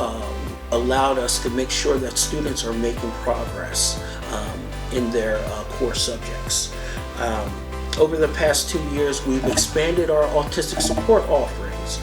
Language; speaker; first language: English; native; English